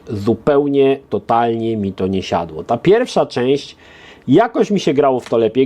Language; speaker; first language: Polish; native; Polish